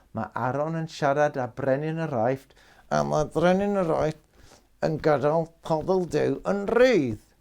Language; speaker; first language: Welsh; non-native, local second language; English